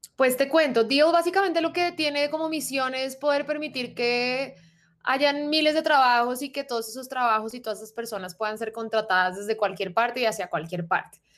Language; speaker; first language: Spanish; native; Spanish